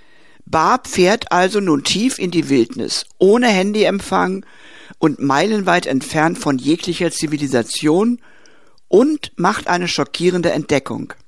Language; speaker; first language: German; native; German